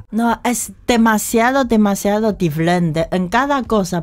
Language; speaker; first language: Spanish; non-native, fluent; Chinese